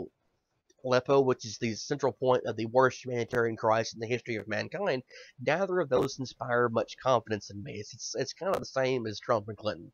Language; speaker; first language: English; native; English